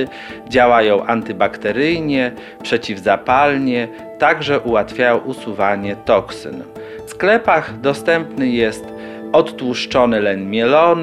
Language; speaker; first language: Polish; native; Polish